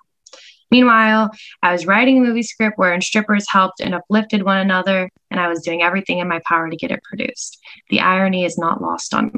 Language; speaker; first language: English; native; English